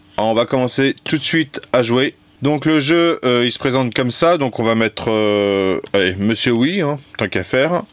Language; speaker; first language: French; native; French